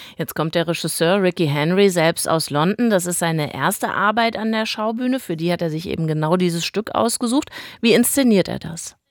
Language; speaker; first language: German; native; German